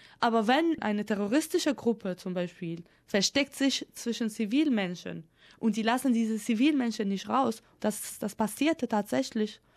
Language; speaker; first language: German; non-native, fluent; Arabic